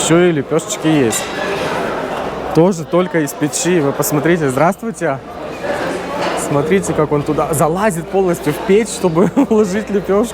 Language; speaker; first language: Russian; native; Russian